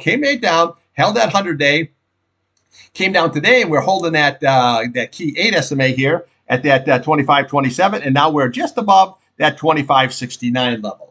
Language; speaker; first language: English; native; English